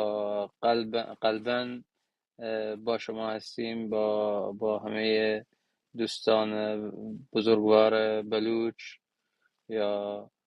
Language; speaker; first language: Persian; non-native, local second language; Arabic